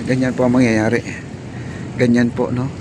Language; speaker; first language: Filipino; native; Filipino